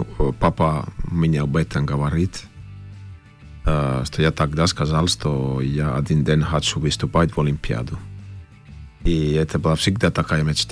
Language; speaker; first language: Russian; non-native, fluent; Finnish